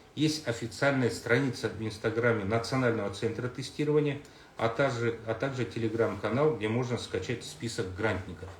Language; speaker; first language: Russian; non-native, local second language; Kazakh